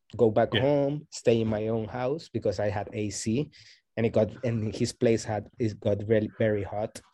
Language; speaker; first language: English; non-native, fluent; Spanish